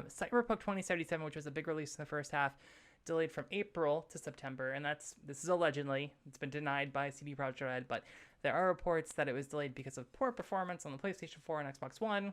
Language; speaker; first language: English; native; English